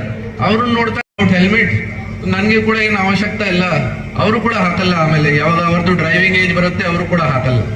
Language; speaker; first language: Kannada; non-native, fluent; Hindi